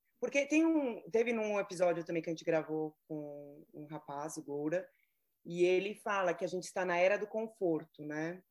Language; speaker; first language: Portuguese; native; Portuguese